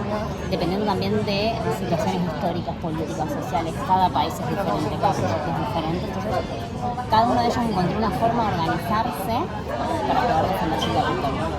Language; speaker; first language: Spanish; native; Spanish